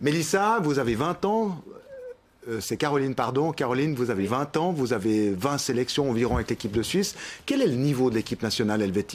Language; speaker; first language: French; native; French